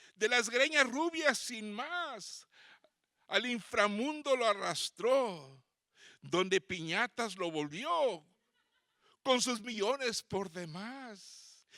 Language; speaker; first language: Spanish; native; Spanish